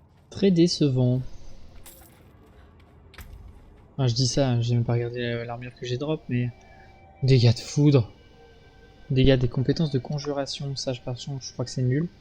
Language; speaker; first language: French; native; French